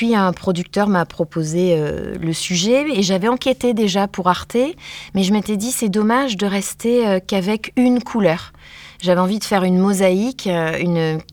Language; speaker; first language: French; native; French